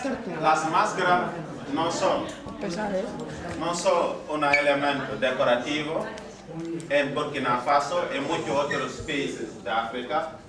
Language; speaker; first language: Spanish; non-native, fluent; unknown